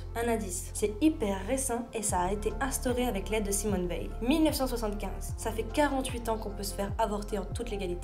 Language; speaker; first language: French; native; French